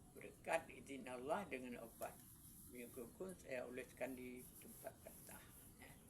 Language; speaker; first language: Malay; non-native, local second language; Achinese